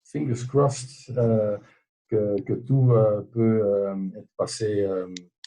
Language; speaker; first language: French; non-native, local second language; Dutch